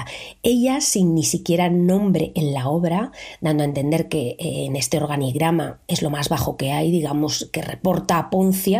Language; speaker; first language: Spanish; native; Spanish